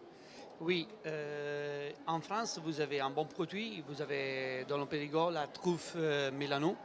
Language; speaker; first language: French; non-native, learner; Italian